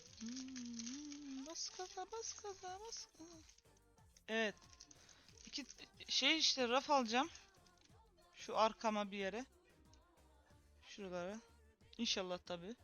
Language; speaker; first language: Turkish; native; Turkish